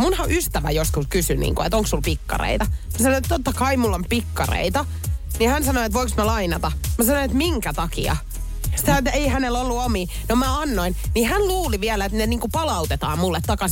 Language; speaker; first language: Finnish; native; Finnish